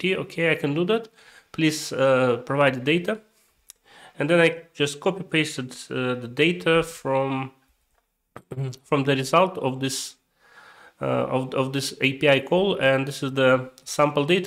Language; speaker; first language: English; non-native, fluent; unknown